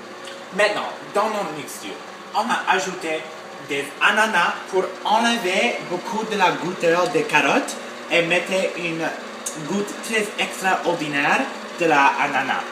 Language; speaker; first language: French; non-native, learner; English